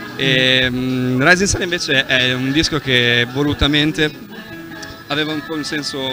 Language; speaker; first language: Italian; native; Italian